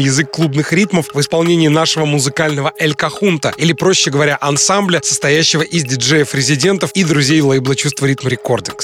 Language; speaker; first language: Russian; native; Russian